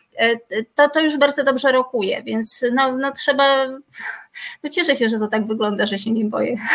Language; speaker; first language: Polish; native; Polish